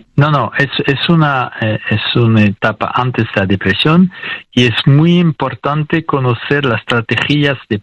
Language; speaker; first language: Spanish; non-native, fluent; French